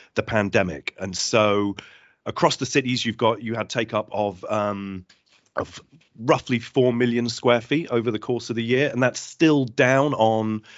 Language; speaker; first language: English; native; English